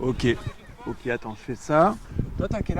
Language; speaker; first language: French; native; French